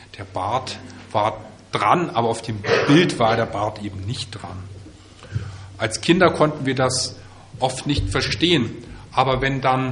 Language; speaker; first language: German; native; German